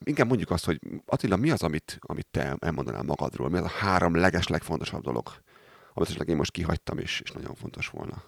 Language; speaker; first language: Hungarian; native; Hungarian